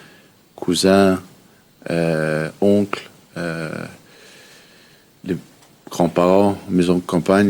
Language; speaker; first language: French; early bilingual, heritage; Danish